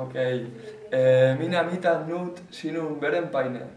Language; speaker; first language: Finnish; non-native, learner; Spanish